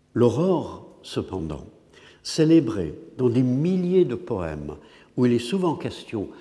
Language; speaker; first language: French; non-native, fluent; English